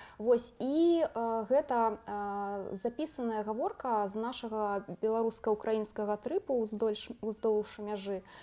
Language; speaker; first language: Belarusian; native; Belarusian